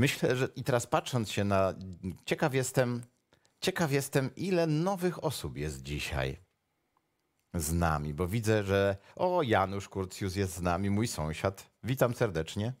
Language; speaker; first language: Polish; native; Polish